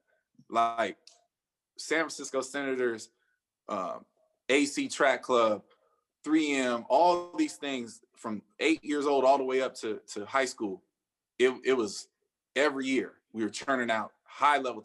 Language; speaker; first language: English; native; English